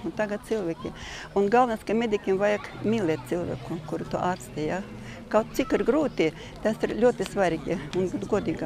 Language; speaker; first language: Latvian; non-native, local second language; Russian